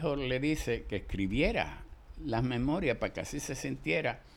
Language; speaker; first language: Spanish; native; Spanish